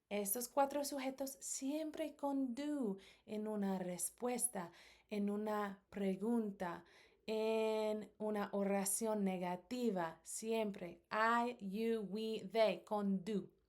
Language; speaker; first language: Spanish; non-native, fluent; English